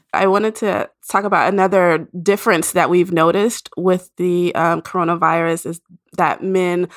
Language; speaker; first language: English; native; English